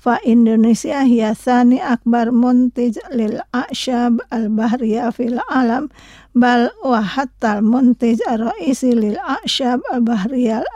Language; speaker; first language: Arabic; non-native, fluent; Indonesian